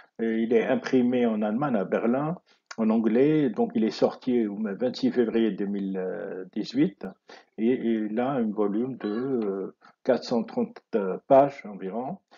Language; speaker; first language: French; non-native, local second language; Arabic